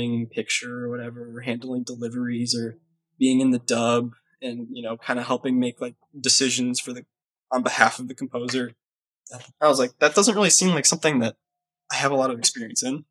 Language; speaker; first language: English; native; English